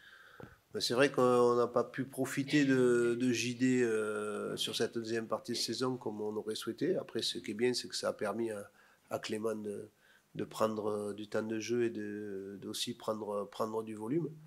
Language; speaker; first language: French; native; French